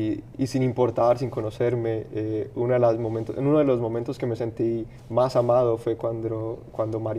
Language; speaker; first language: Spanish; early bilingual, heritage; Spanish